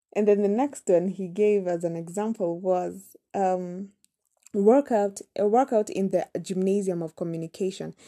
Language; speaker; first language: English; non-native, local second language; Kamba